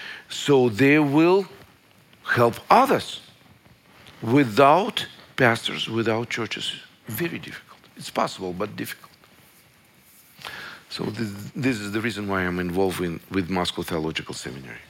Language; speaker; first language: English; non-native, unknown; Russian